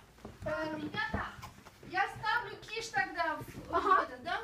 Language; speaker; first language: Russian; early bilingual, heritage; Russian